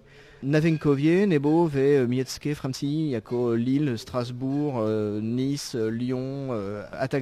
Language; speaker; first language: Czech; non-native, fluent; French